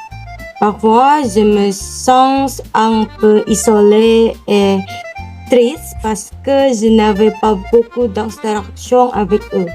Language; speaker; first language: French; non-native, learner; Indonesian